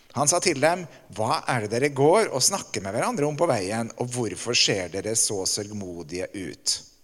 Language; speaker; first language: Norwegian; native; Norwegian